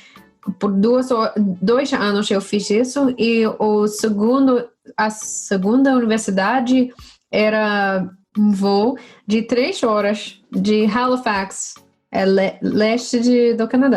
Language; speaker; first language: Portuguese; non-native, fluent; English